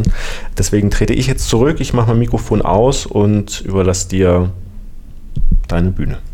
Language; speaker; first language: German; native; German